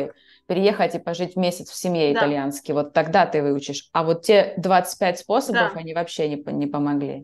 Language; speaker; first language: Russian; native; Russian